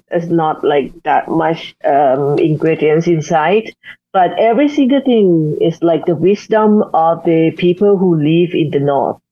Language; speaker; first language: English; non-native, learner; Thai